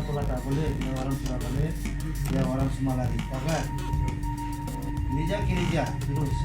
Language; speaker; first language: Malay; non-native, learner; Bangla